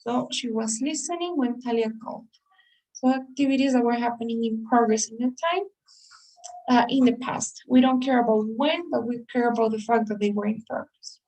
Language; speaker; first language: English; non-native, fluent; Spanish